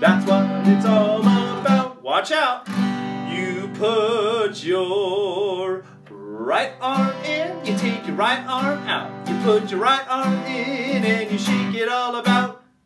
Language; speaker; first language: English; native; English